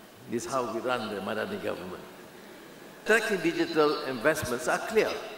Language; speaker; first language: English; non-native, local second language; Malay